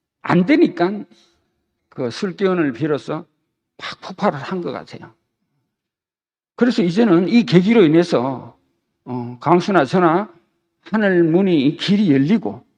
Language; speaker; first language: Korean; native; Korean